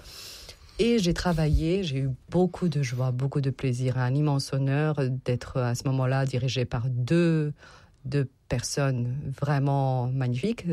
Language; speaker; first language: French; non-native, fluent; Serbian